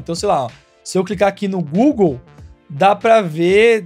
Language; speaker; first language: Portuguese; native; Portuguese